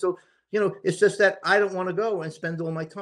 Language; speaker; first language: English; native; English